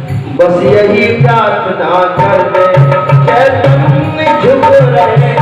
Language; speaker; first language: Hindi; native; Hindi